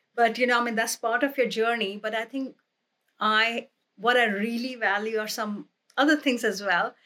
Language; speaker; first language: English; non-native, local second language; Hindi